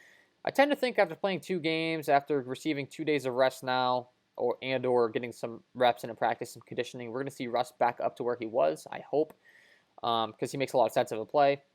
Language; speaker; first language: English; native; English